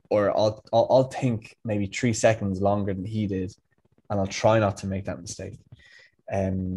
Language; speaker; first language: English; native; English